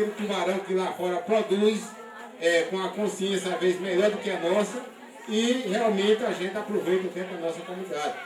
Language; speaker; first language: Portuguese; native; Portuguese